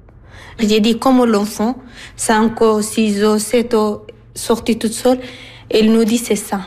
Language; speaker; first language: French; non-native, learner; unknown